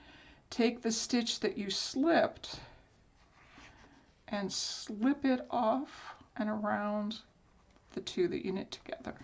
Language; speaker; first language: English; native; English